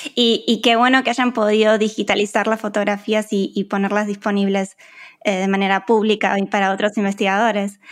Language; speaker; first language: Spanish; native; Spanish